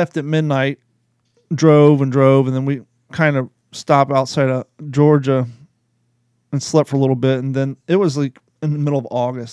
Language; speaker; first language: English; native; English